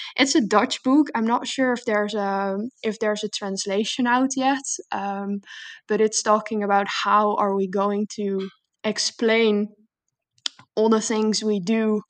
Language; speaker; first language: English; non-native, fluent; Dutch